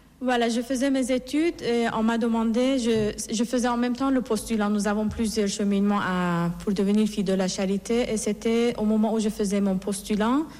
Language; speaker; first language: French; non-native, fluent; Persian